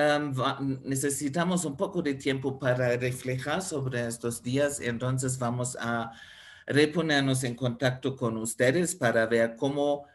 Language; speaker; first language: Spanish; non-native, fluent; German